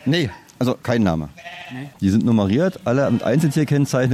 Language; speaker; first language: German; native; German